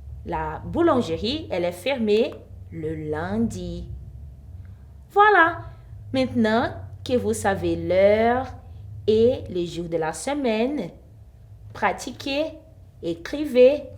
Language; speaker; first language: French; non-native, fluent; Portuguese